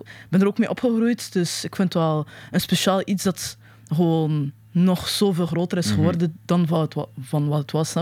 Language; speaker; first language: Dutch; native; Dutch